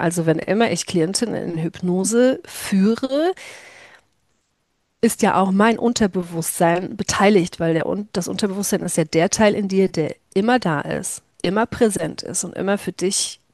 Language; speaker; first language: German; native; German